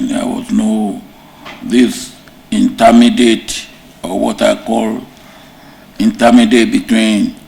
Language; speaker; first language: English; non-native, local second language; Yoruba